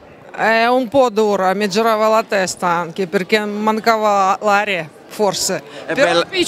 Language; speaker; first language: Italian; non-native, learner; Russian